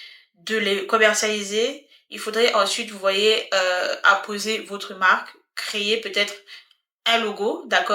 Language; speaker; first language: French; native; French